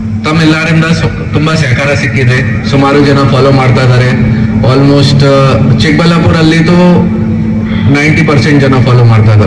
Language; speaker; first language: Kannada; non-native, local second language; Hindi